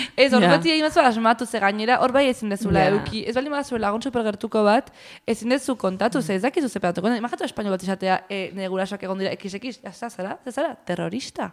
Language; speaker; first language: Basque; early bilingual, heritage; Basque